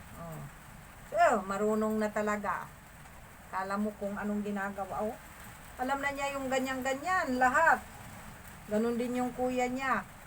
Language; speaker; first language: Filipino; non-native, local second language; Masbatenyo